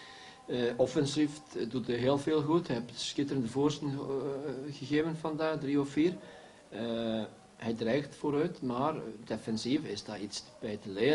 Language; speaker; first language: Dutch; non-native, fluent; Icelandic